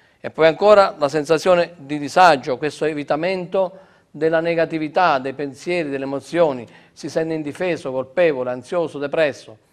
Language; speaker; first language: Italian; native; Italian